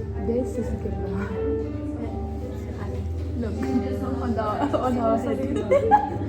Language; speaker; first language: English; non-native, fluent; Tibetan